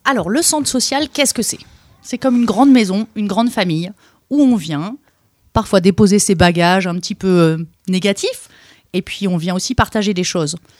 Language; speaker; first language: French; native; French